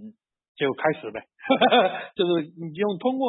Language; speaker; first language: Chinese; native; Chinese